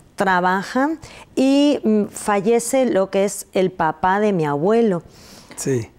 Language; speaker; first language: Spanish; native; Spanish